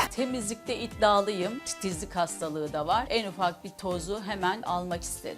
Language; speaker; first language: Turkish; native; Turkish